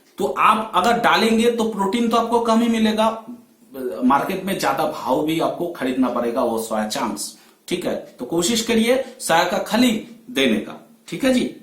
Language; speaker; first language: Hindi; non-native, local second language; Bangla